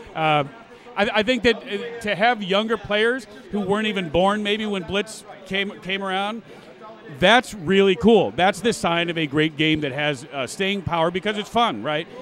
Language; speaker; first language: English; native; English